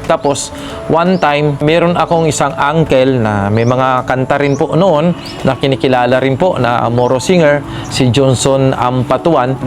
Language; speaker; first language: Filipino; non-native, local second language; Maguindanaon